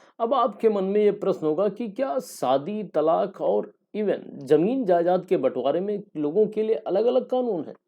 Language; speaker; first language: Hindi; native; Hindi